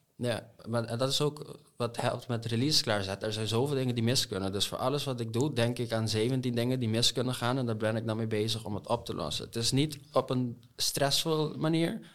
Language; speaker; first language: Dutch; non-native, local second language; Papiamento